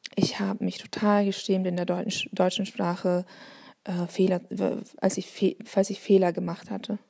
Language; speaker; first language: German; non-native, local second language; Turkish